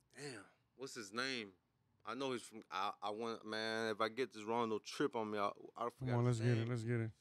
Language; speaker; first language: English; native; English